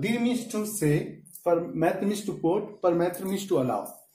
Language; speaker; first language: English; non-native, local second language; Hindi